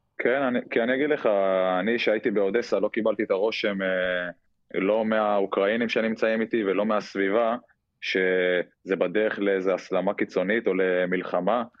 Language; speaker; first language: Hebrew; native; Hebrew